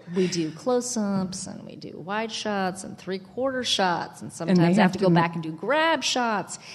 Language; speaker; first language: English; early bilingual, other home language; Italian